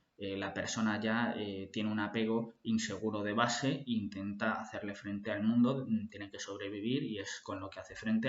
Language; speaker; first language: Spanish; native; Spanish